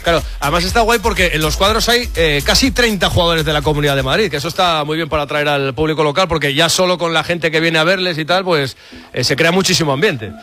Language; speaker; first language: Spanish; native; Spanish